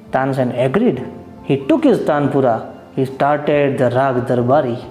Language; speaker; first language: English; non-native, local second language; Gujarati